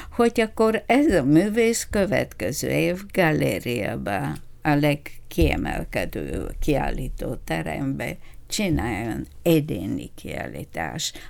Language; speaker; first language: Hungarian; non-native, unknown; Bulgarian